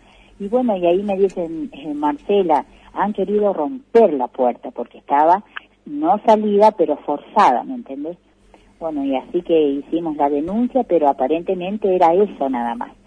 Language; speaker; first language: Spanish; native; Spanish